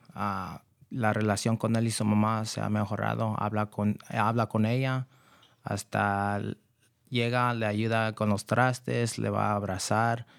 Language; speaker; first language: Spanish; early bilingual, heritage; Spanish